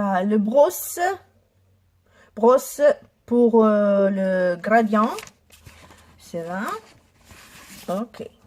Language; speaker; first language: French; non-native, learner; Italian